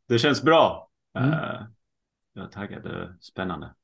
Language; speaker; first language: Swedish; early bilingual, heritage; Swedish